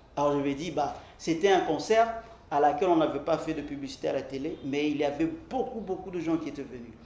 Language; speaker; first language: French; non-native, local second language; Lingala